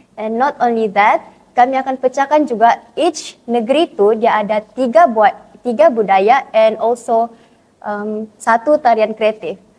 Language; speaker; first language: Malay; native; Malay